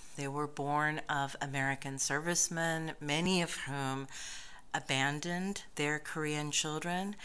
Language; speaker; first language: English; native; English